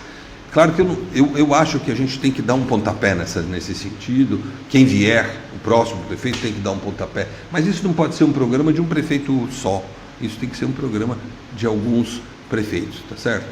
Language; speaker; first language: Portuguese; native; Portuguese